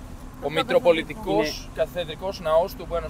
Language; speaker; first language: Greek; native; Greek